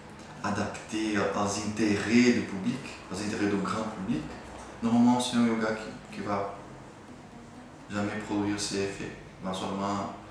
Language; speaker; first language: French; non-native, fluent; Portuguese